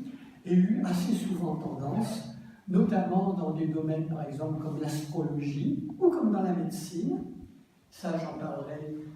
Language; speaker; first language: French; native; French